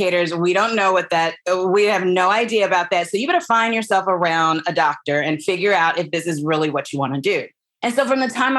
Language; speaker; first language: English; native; English